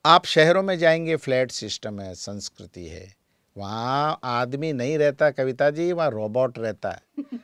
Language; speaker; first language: Hindi; native; Hindi